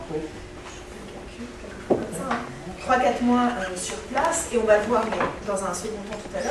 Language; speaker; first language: French; native; French